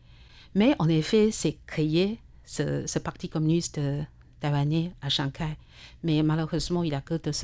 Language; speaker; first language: French; non-native, learner; Chinese